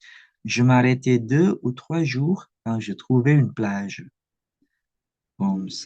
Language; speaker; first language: French; non-native, fluent; Indonesian